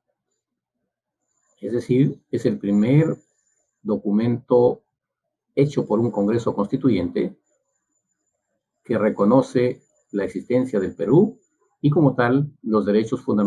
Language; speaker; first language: Spanish; native; Spanish